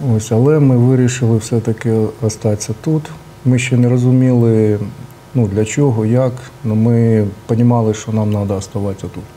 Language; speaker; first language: Ukrainian; non-native, local second language; Russian